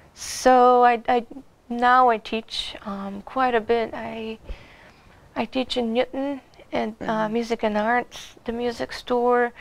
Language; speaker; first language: English; non-native, fluent; Bulgarian